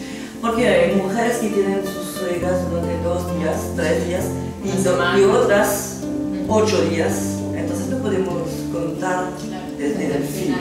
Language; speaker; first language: Spanish; non-native, fluent; French